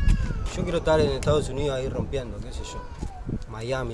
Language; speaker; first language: Spanish; native; Spanish